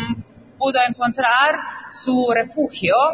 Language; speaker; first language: Spanish; non-native, fluent; Serbian